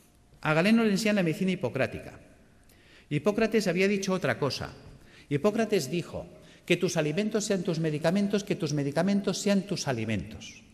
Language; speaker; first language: Spanish; native; Spanish